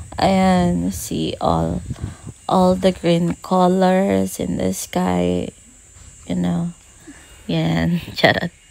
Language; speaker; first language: English; non-native, fluent; Filipino